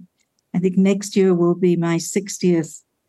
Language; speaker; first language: English; native; English